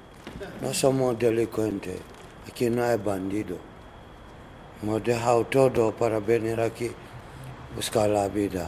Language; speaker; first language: Spanish; non-native, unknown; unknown